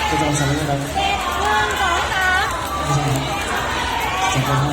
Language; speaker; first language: Thai; native; Thai